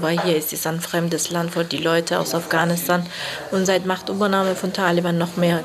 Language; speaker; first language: German; non-native, fluent; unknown